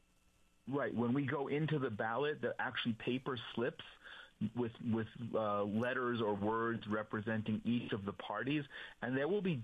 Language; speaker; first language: English; native; English